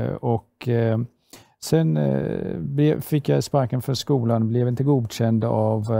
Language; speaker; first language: Swedish; non-native, fluent; Persian